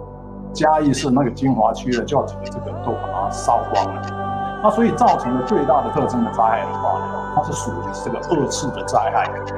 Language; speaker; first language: Chinese; native; Chinese